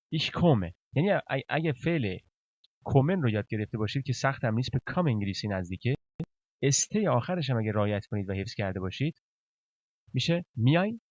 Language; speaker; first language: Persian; native; Persian